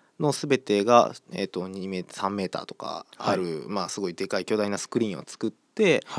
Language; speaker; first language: Japanese; native; Japanese